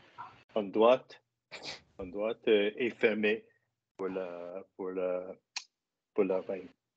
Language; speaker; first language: French; non-native, learner; English